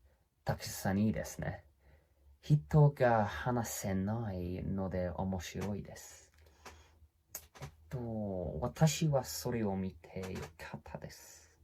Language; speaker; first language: Japanese; non-native, learner; English